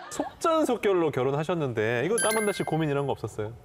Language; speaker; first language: Korean; native; Korean